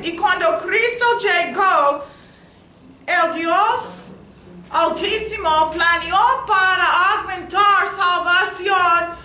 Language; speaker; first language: Spanish; non-native, learner; English